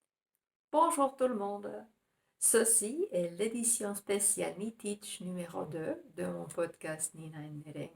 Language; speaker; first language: French; non-native, fluent; Finnish